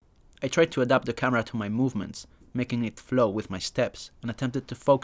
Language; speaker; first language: English; non-native, fluent; Spanish